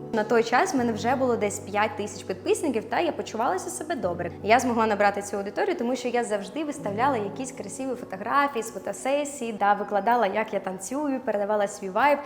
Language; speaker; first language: Ukrainian; non-native, local second language; Russian